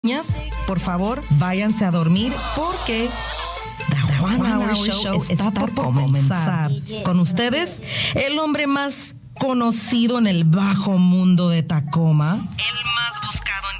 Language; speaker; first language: Spanish; native; Spanish